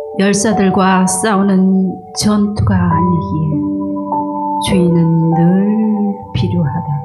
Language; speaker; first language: Korean; native; Korean